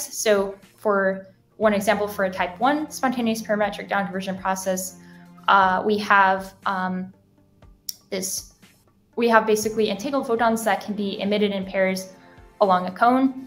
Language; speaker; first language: English; native; English